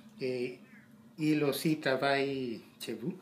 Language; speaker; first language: French; non-native, learner; Spanish